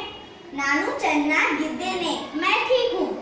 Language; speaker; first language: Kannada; non-native, learner; Urdu